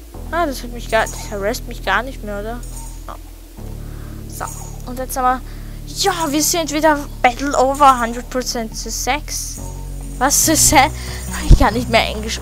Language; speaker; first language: German; native; German